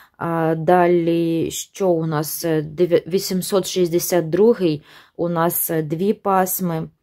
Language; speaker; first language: Ukrainian; non-native, local second language; Russian